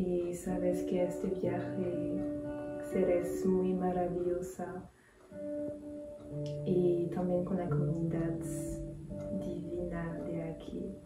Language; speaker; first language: Spanish; non-native, learner; French